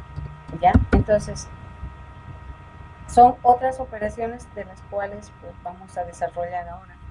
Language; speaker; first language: Spanish; native; Spanish